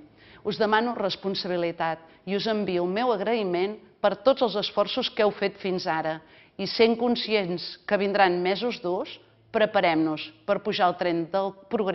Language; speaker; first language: Catalan; native; Catalan